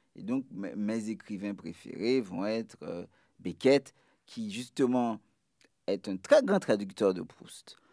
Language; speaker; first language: French; non-native, local second language; Haitian Creole